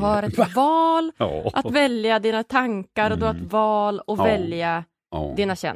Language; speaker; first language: Swedish; native; Swedish